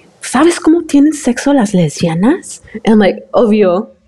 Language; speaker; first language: Spanish; early bilingual, heritage; Spanish